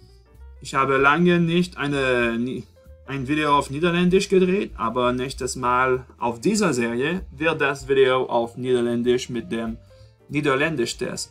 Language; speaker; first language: German; non-native, fluent; French